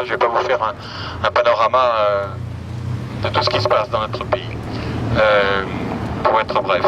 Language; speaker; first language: French; native; French